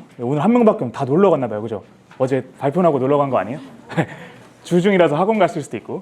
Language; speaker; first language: Korean; native; Korean